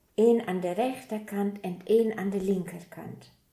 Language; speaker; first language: Dutch; non-native, fluent; German